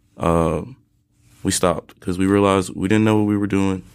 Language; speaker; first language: English; native; English